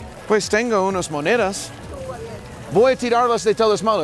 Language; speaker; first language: Spanish; non-native, fluent; English